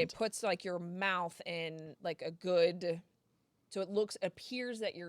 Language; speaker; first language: English; native; English